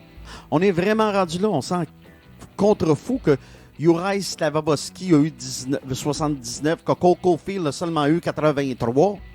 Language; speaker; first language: French; native; French